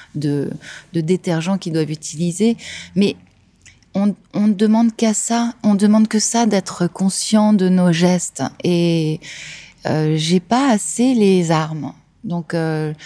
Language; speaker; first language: French; native; French